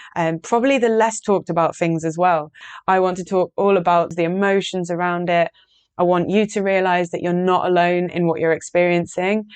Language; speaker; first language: English; native; English